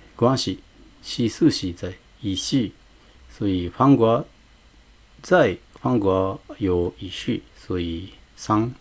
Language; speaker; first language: Chinese; non-native, fluent; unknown